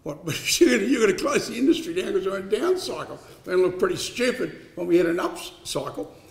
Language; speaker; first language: English; native; English